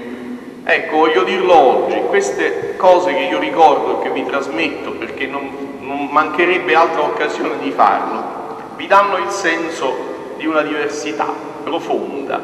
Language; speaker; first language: Italian; native; Italian